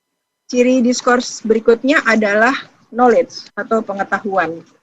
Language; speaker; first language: Indonesian; native; Indonesian